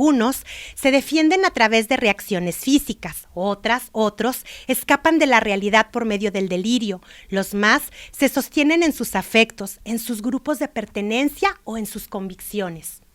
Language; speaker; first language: Spanish; native; Spanish